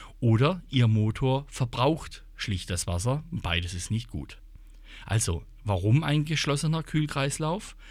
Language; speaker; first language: German; native; German